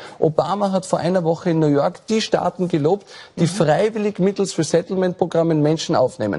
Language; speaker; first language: German; native; German